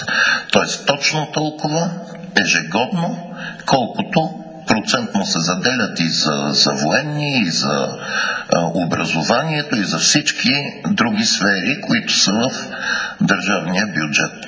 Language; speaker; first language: Bulgarian; native; Bulgarian